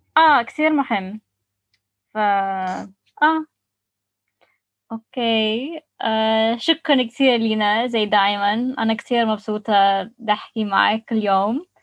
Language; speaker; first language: Arabic; non-native, learner; English